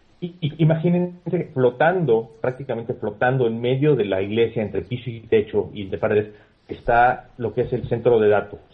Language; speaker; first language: Spanish; native; Spanish